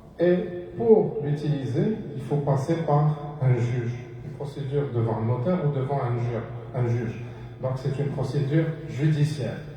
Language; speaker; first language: French; non-native, local second language; Arabic